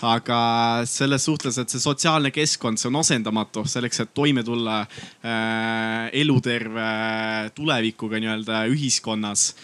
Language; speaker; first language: Estonian; non-native, local second language; Russian